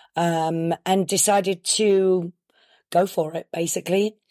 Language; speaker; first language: English; native; English